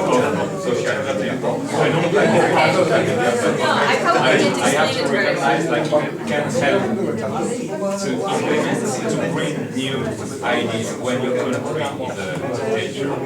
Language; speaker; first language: English; non-native, fluent; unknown